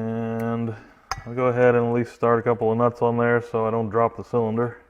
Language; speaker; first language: English; native; English